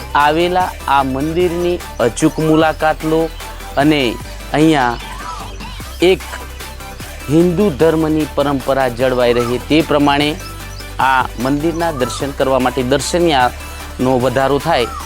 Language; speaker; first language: Gujarati; native; Gujarati